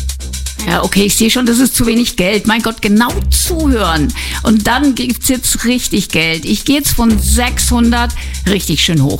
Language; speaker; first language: German; native; German